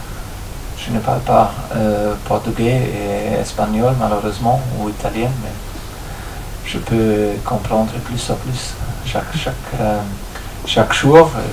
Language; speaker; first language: French; non-native, fluent; German